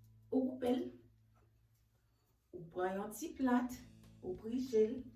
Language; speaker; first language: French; non-native, learner; Haitian Creole